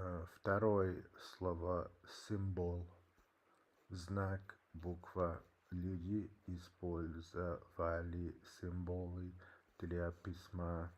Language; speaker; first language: Russian; non-native, learner; English